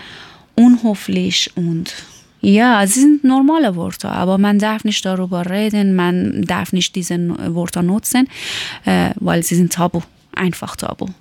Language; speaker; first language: German; non-native, learner; Persian